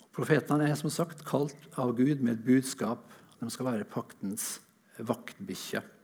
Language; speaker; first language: Norwegian; native; Norwegian